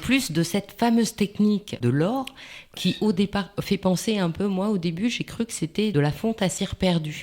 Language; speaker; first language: French; native; French